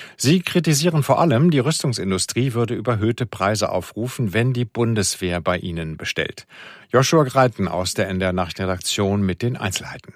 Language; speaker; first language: German; native; German